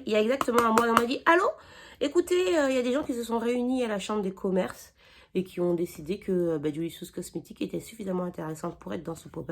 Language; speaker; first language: French; native; French